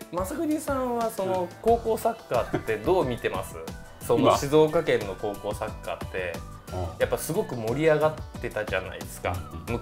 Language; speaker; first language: Japanese; native; Japanese